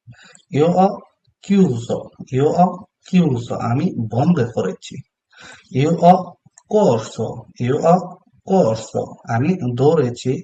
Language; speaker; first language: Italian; non-native, fluent; Bangla